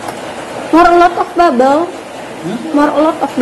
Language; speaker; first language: English; non-native, learner; Indonesian